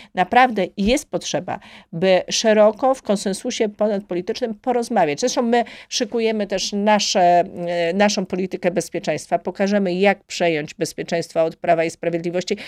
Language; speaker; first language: Polish; native; Polish